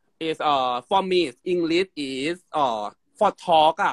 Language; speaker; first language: English; non-native, learner; Thai